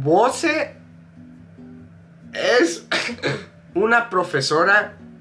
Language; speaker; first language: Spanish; non-native, fluent; English